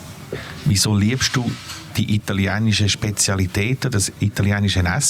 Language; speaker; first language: German; native; German